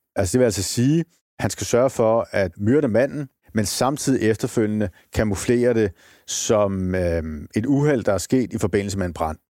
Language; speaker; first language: Danish; native; Danish